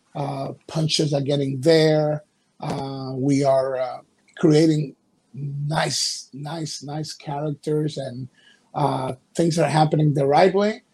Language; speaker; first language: English; early bilingual, other home language; Spanish